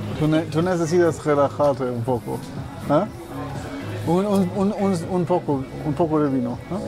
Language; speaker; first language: Spanish; non-native, learner; English